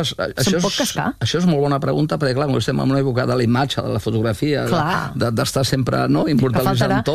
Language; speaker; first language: Catalan; native; Catalan